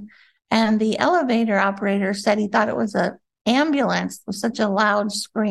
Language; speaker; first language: English; native; English